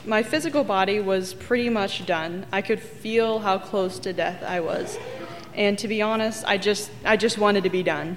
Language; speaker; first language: English; native; English